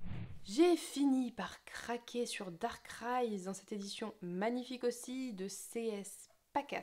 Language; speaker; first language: French; native; French